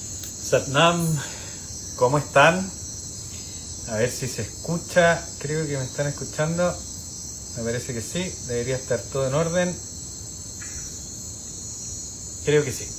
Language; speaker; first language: Spanish; native; Spanish